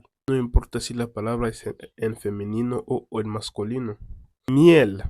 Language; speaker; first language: Spanish; non-native, fluent; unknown